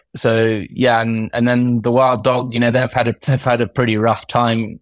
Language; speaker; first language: English; native; English